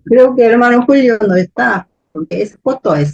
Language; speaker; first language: Spanish; non-native, learner; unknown